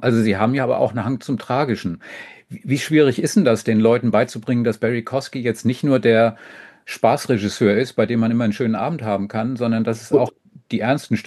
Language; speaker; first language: German; native; German